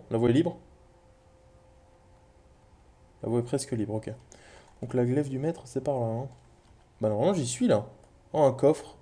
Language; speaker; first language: French; native; French